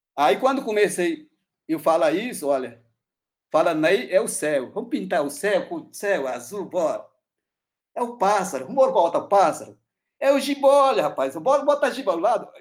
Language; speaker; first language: Portuguese; non-native, local second language; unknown